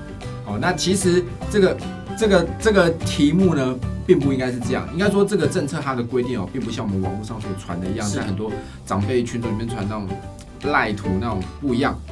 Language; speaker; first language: Chinese; native; Chinese